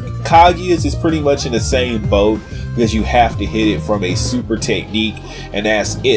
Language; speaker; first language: English; native; English